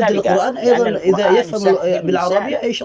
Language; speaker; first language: Arabic; non-native, fluent; Indonesian